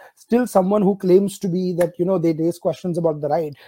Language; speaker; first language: English; non-native, local second language; Gujarati